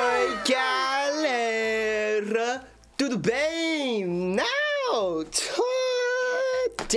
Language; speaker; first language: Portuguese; non-native, learner; English